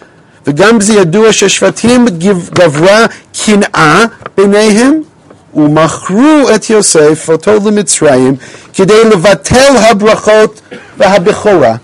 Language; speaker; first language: Hebrew; non-native, fluent; English